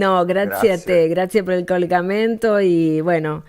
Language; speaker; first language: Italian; non-native, learner; Spanish